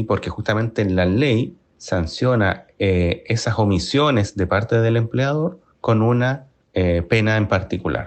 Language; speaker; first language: Spanish; native; Spanish